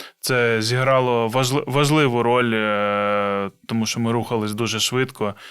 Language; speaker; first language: Ukrainian; non-native, local second language; Russian